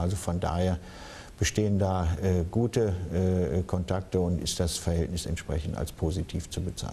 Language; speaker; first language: German; native; German